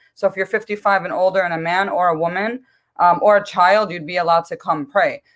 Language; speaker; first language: English; early bilingual, other home language; Arabic